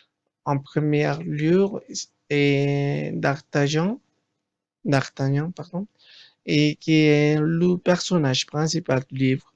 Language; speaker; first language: French; non-native, learner; Spanish